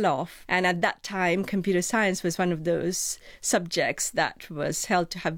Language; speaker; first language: English; non-native, local second language; Sinhala